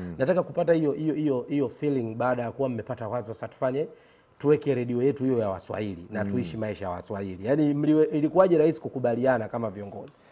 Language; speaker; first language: Swahili; native; Swahili